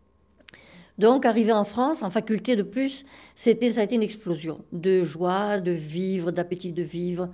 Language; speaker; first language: French; native; French